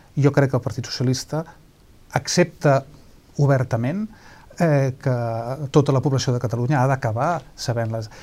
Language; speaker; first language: Catalan; native; Catalan